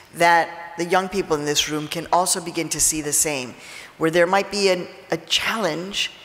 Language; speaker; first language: English; early bilingual, other home language; Spanish